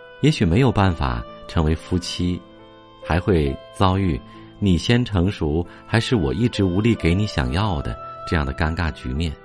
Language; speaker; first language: Chinese; native; Chinese